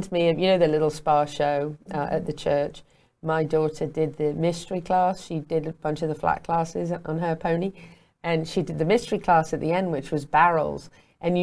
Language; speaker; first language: English; native; English